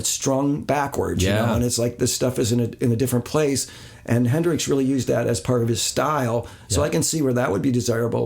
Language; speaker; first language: English; native; English